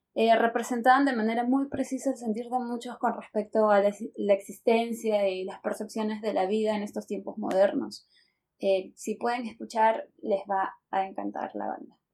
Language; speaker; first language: Spanish; native; Spanish